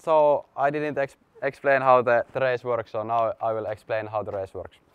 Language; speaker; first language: English; non-native, fluent; Finnish